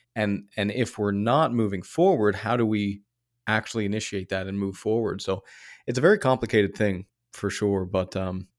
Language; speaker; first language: English; native; English